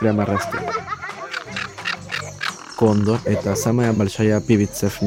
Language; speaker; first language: Russian; non-native, learner; Spanish